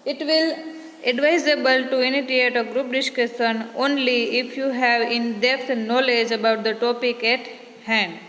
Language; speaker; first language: English; non-native, local second language; Gujarati